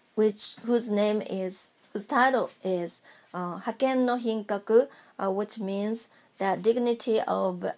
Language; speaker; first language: English; non-native, fluent; Japanese